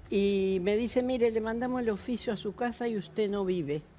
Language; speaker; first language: Spanish; native; Spanish